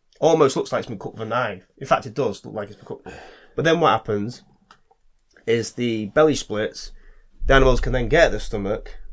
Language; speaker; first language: English; native; English